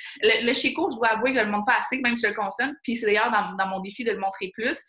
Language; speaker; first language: French; native; French